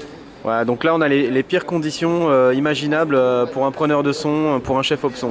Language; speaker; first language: French; native; French